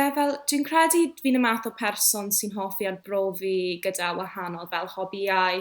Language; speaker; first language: Welsh; non-native, local second language; English